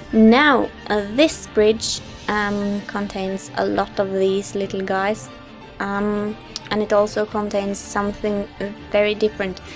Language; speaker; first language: English; non-native, fluent; Norwegian